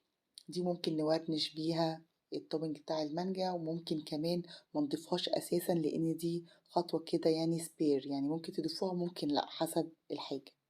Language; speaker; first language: Arabic; native; Arabic